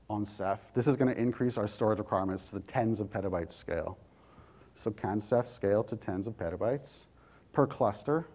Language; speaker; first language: English; native; English